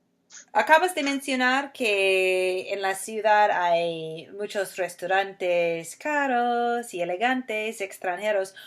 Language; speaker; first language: Spanish; non-native, fluent; English